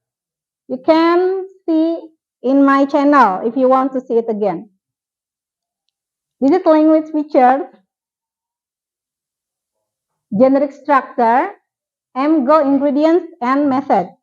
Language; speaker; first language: English; non-native, fluent; Indonesian